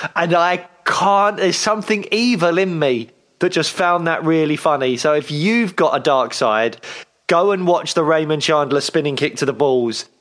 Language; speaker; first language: English; native; English